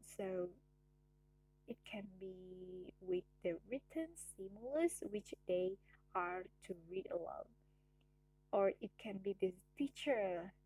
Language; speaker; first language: English; non-native, learner; Indonesian